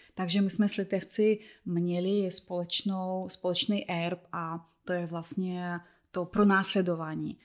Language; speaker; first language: Czech; non-native, fluent; Russian